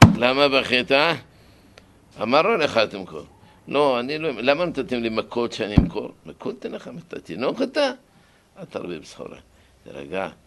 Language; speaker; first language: Hebrew; non-native, fluent; Arabic